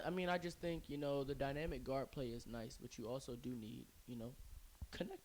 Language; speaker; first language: English; native; English